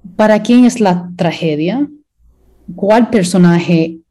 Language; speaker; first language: Spanish; early bilingual, heritage; Spanish